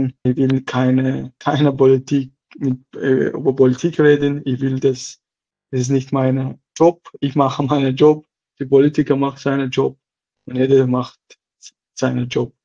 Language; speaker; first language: German; non-native, local second language; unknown